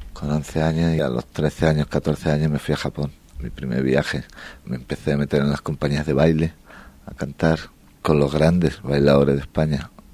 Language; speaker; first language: Spanish; native; Spanish